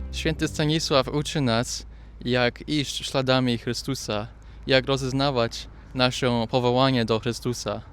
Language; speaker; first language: Polish; early bilingual, heritage; Polish